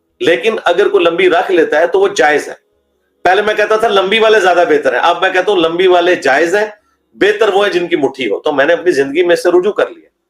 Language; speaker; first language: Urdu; non-native, local second language; Punjabi